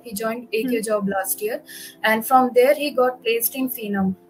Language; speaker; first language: English; non-native, local second language; Odia